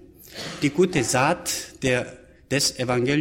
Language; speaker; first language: German; non-native, fluent; Korean